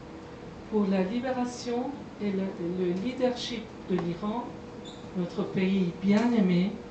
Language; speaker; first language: French; non-native, fluent; Persian